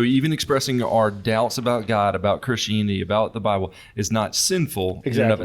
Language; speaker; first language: English; native; English